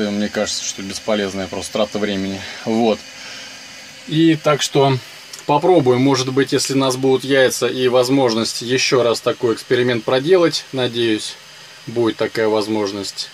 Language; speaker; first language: Russian; native; Russian